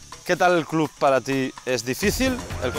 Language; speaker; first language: Spanish; native; Spanish